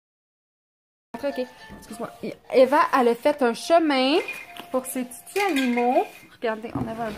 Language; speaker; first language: French; native; French